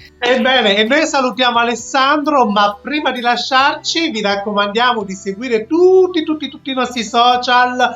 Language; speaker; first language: Italian; native; Italian